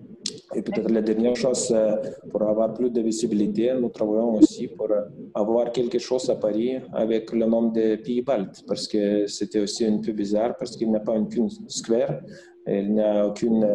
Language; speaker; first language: French; non-native, fluent; Lithuanian